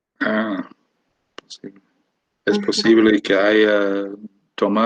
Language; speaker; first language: Spanish; non-native, learner; English